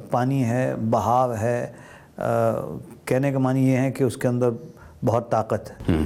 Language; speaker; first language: Hindi; native; Hindi